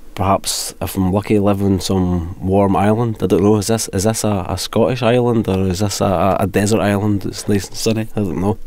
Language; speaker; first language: English; native; English